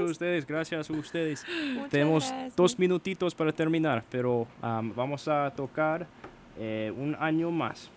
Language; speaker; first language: Spanish; non-native, learner; English